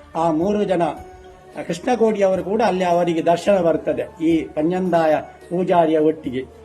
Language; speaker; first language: Kannada; non-native, local second language; Tulu